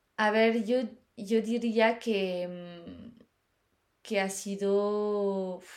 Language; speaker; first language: Spanish; non-native, fluent; French